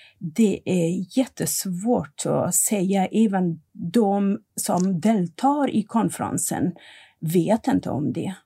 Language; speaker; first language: Swedish; non-native, fluent; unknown